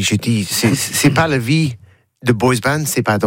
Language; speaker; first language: French; non-native, learner; English